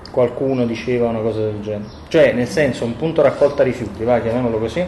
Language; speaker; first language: Italian; native; Italian